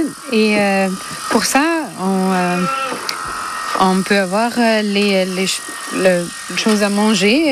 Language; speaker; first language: French; non-native, learner; German